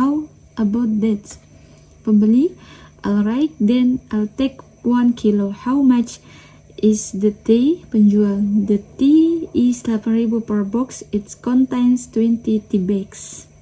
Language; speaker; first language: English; non-native, learner; Indonesian